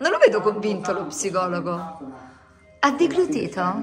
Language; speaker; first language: Italian; native; Italian